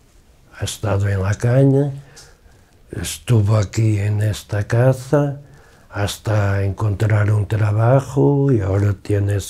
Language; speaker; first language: Spanish; non-native, fluent; Portuguese